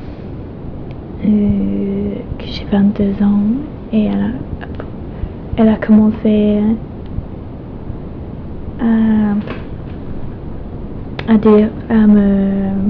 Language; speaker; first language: French; non-native, fluent; English